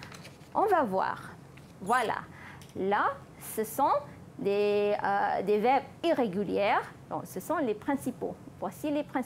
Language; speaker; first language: French; non-native, fluent; Malay